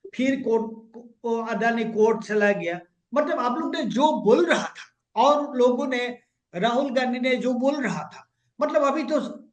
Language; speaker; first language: Hindi; non-native, local second language; Assamese